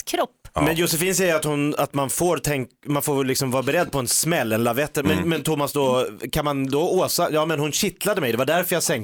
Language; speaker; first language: Swedish; native; Swedish